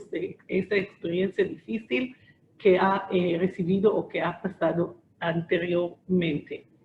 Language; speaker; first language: Spanish; non-native, fluent; Hebrew